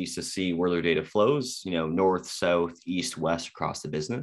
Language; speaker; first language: English; native; English